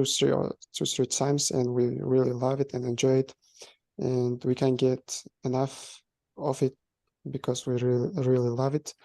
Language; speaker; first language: English; non-native, learner; Kazakh